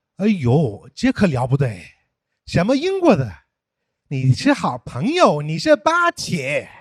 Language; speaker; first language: Chinese; non-native, fluent; English